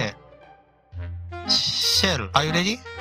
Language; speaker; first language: English; non-native, learner; Japanese